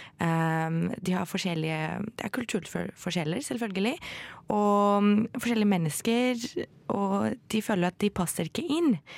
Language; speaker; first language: Norwegian; non-native, fluent; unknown